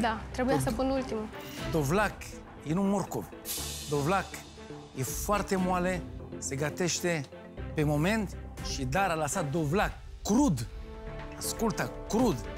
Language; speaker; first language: Romanian; non-native, learner; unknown